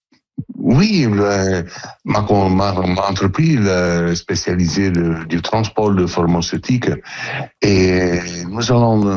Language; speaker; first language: French; non-native, learner; Italian